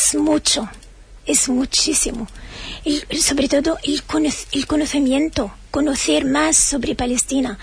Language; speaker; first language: Spanish; non-native, fluent; Arabic